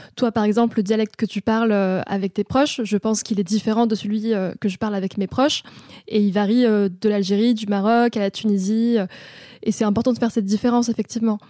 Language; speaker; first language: French; early bilingual, other home language; Arabic